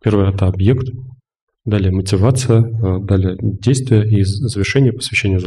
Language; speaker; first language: Russian; native; Russian